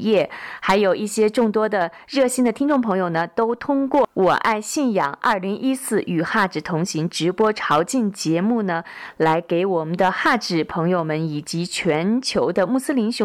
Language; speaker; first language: Chinese; native; Chinese